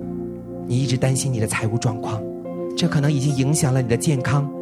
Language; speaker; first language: Chinese; native; Chinese